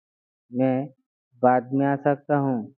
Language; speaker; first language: Hindi; non-native, learner; Bangla